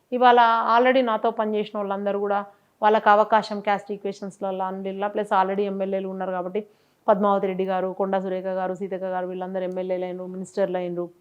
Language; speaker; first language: Telugu; native; Telugu